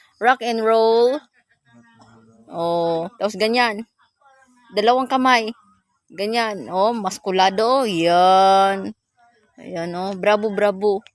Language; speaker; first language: Filipino; non-native, local second language; Cebuano